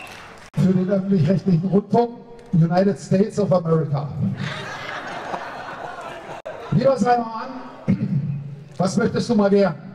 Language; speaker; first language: German; native; German